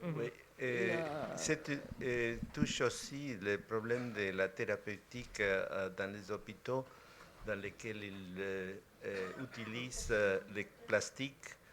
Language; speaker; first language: French; non-native, fluent; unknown